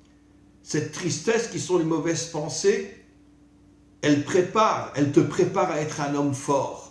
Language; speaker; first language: French; native; French